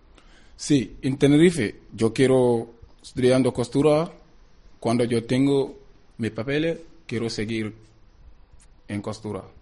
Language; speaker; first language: Spanish; non-native, learner; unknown